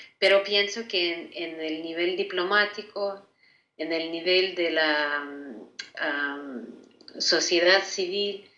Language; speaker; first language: Spanish; non-native, fluent; Ukrainian